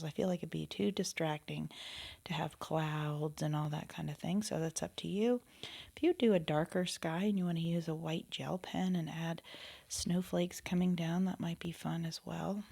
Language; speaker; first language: English; native; English